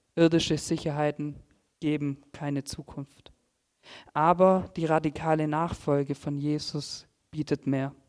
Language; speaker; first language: German; native; German